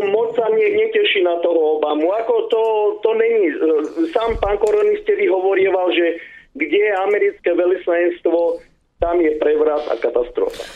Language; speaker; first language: Slovak; native; Slovak